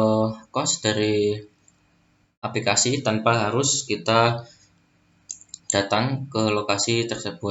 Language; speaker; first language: Indonesian; native; Indonesian